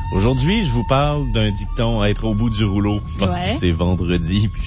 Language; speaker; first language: French; native; French